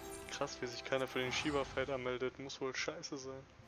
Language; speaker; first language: German; native; German